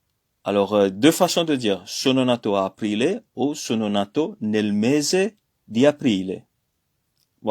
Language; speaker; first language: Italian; non-native, fluent; French